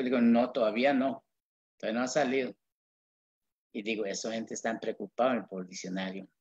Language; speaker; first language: Spanish; non-native, local second language; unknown